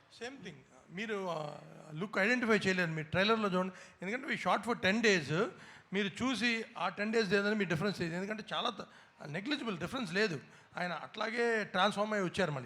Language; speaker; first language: Telugu; native; Telugu